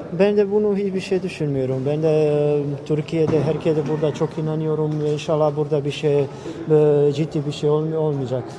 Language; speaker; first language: Turkish; non-native, learner; Bosnian